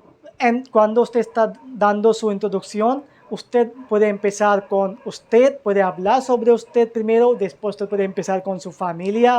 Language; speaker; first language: Spanish; non-native, learner; Hindi